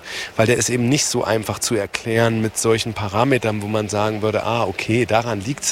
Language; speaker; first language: German; native; German